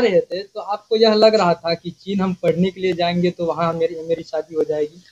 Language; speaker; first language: Hindi; native; Hindi